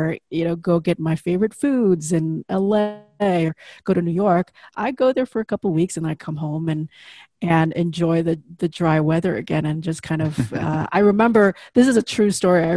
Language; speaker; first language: English; non-native, fluent; Indonesian